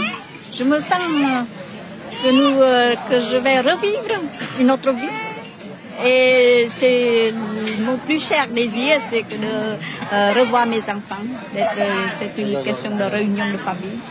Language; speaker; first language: French; non-native, fluent; Vietnamese